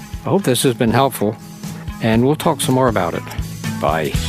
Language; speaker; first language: English; native; English